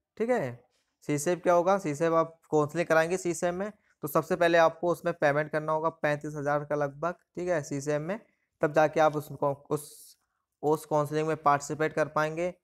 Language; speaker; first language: Hindi; native; Hindi